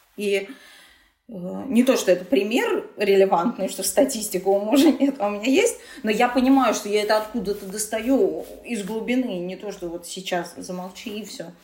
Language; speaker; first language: Russian; non-native, local second language; Tatar